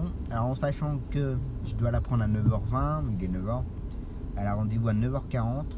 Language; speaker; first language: French; native; French